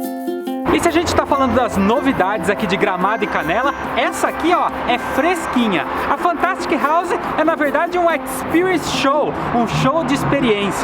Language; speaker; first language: Portuguese; native; Portuguese